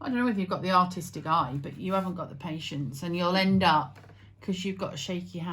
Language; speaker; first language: English; native; English